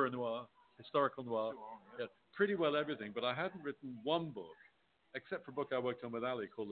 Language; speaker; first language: English; native; English